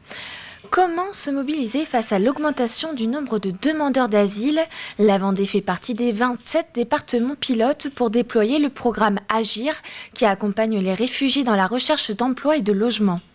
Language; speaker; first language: French; native; French